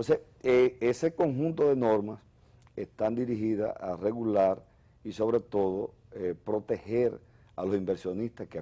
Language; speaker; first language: Spanish; native; Spanish